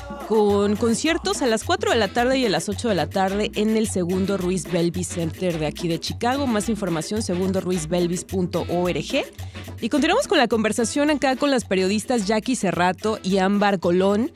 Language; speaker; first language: Spanish; native; Spanish